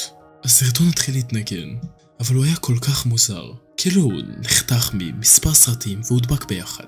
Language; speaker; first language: Hebrew; native; Hebrew